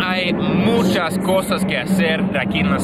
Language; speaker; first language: Spanish; non-native, learner; English